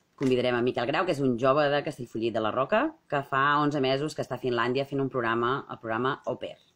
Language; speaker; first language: Catalan; native; Catalan